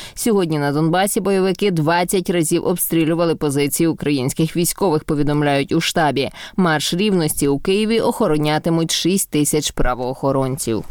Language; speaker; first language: Ukrainian; native; Ukrainian